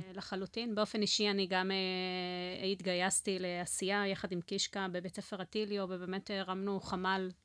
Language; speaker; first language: Hebrew; non-native, fluent; Spanish